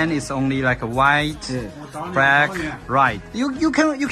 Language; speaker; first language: English; non-native, learner; Chinese